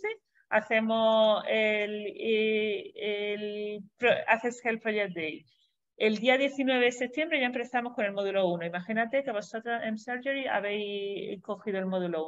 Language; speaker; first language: Spanish; native; Spanish